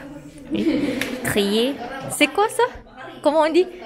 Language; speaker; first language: French; non-native, learner; Malay